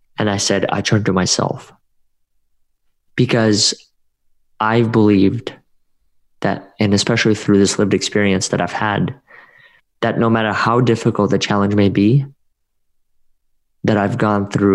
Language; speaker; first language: English; early bilingual, other home language; Russian